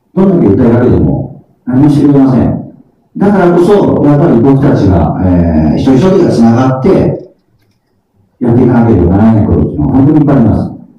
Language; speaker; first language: Japanese; native; Japanese